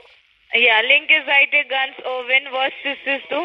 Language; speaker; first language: German; non-native, learner; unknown